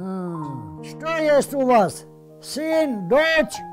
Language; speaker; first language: Russian; non-native, local second language; Armenian